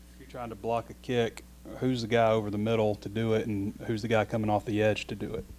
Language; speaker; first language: English; native; English